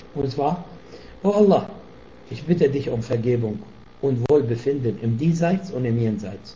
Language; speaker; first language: German; non-native, fluent; Arabic